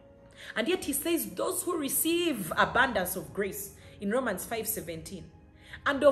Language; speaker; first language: English; native; English